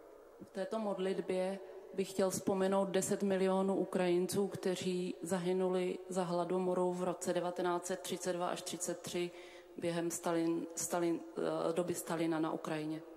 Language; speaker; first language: Czech; non-native, fluent; Ukrainian